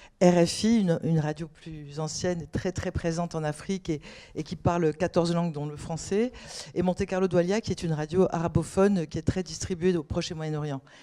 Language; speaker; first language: French; native; French